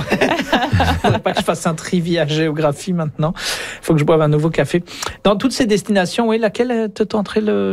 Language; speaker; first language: French; native; French